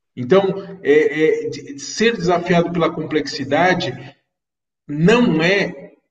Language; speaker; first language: Portuguese; native; Portuguese